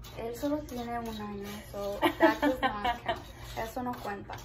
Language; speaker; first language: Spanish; early bilingual, heritage; Spanish